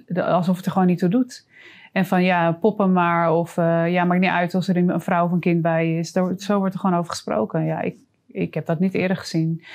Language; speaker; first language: Dutch; native; Dutch